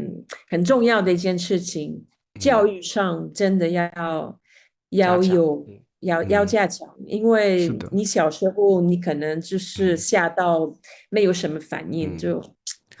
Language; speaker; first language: Chinese; non-native, fluent; Spanish